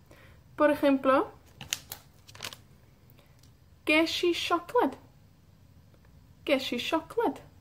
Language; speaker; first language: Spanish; non-native, fluent; Welsh